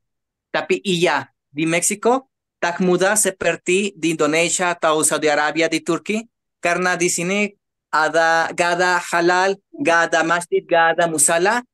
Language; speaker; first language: Indonesian; non-native, learner; Spanish